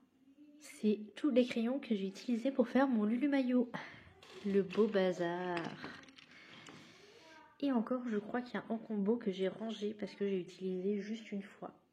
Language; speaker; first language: French; native; French